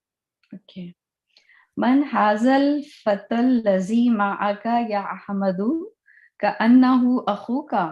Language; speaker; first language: Arabic; non-native, learner; Urdu